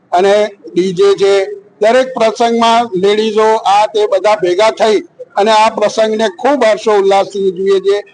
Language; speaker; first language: Gujarati; non-native, local second language; Sindhi